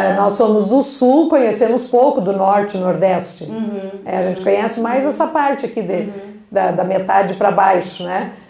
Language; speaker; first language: Portuguese; native; Portuguese